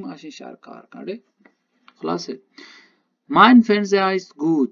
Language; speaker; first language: German; non-native, learner; Baluchi